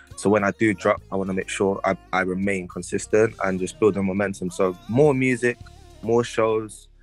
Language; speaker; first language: English; native; English